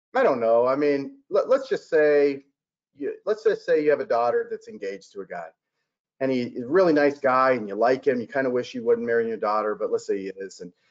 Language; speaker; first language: English; native; English